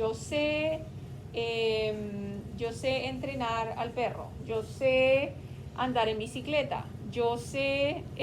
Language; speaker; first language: Spanish; non-native, fluent; English